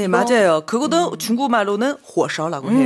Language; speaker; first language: Korean; non-native, fluent; Chinese